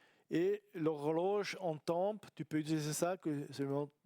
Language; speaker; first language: French; non-native, learner; Italian